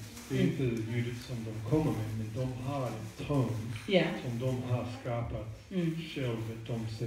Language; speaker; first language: Swedish; non-native, fluent; English